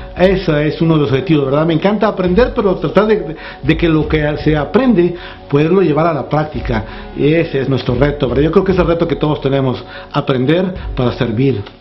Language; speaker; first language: Spanish; native; Spanish